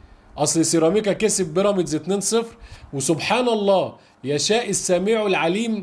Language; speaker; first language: Arabic; native; Arabic